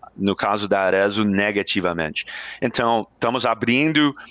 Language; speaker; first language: Portuguese; non-native, fluent; English